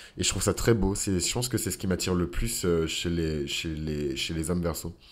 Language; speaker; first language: French; native; French